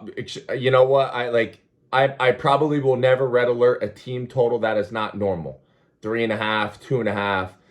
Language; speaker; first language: English; native; English